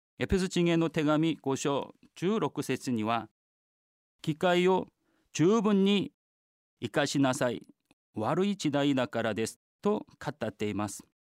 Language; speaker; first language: Japanese; non-native, fluent; Korean